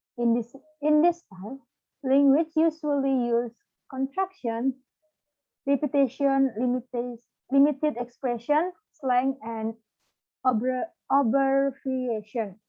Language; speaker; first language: English; non-native, learner; Balinese